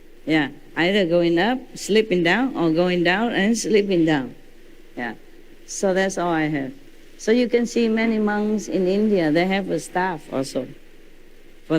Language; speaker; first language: English; non-native, fluent; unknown